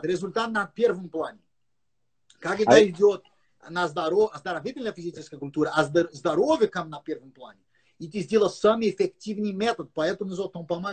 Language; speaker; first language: Russian; non-native, learner; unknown